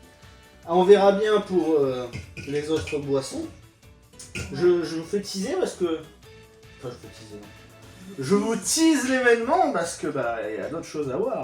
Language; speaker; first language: French; native; French